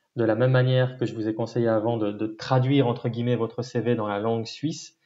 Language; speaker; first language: French; native; French